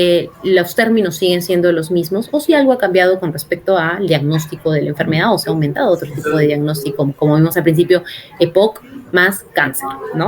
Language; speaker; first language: Spanish; native; Spanish